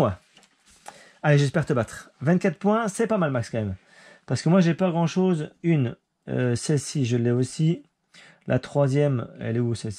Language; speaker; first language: French; native; French